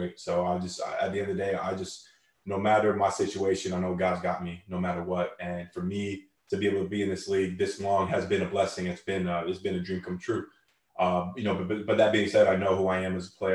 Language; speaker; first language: English; native; English